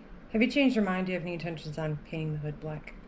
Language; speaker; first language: English; native; English